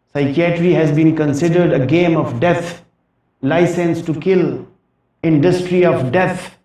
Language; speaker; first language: English; non-native, local second language; Urdu